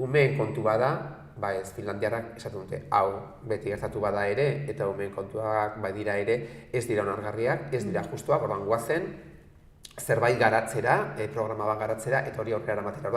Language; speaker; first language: Basque; native; Basque